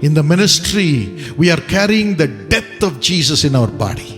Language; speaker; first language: English; non-native, local second language; Tamil